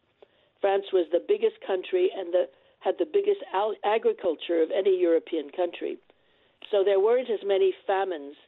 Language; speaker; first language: English; non-native, fluent; French